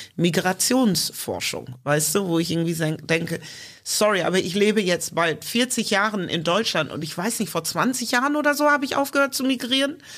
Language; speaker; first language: German; early bilingual, other home language; English